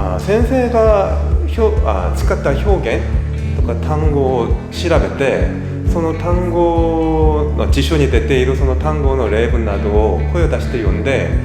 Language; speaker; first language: Japanese; non-native, fluent; Korean